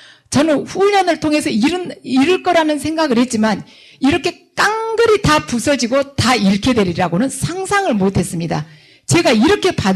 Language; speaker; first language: Korean; native; Korean